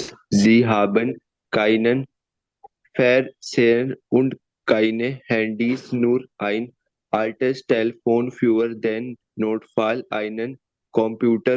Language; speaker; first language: German; non-native, learner; Hindi